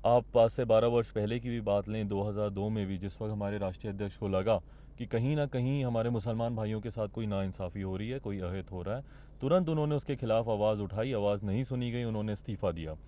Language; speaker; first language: Hindi; native; Hindi